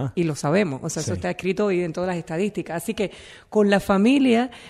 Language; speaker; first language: Spanish; native; Spanish